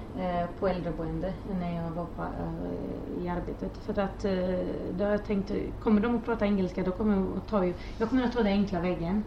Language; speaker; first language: Swedish; non-native, fluent; Romanian